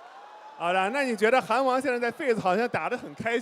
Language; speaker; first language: Chinese; native; Chinese